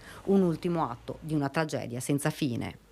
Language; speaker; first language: Italian; native; Italian